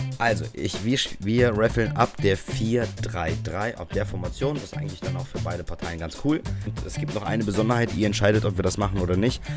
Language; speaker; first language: German; early bilingual, other home language; Russian